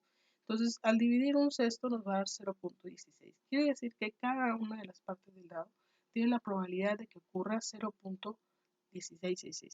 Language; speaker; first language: Spanish; native; Spanish